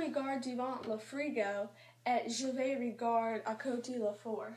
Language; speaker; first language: French; non-native, learner; English